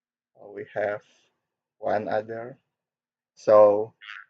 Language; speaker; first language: English; non-native, learner; Korean